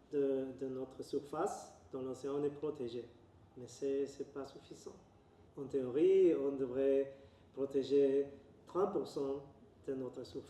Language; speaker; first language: French; non-native, learner; Spanish